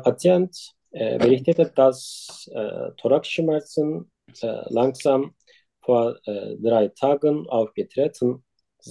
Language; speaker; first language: German; non-native, learner; Turkish